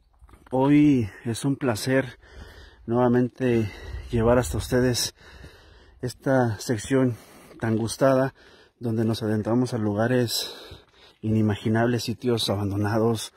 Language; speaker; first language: Spanish; native; Spanish